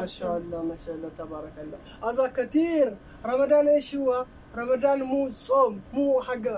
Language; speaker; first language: Arabic; non-native, learner; Amharic